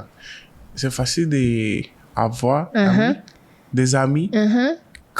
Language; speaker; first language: French; non-native, learner; English